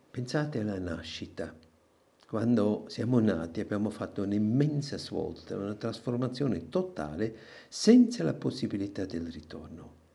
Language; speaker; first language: Italian; non-native, local second language; German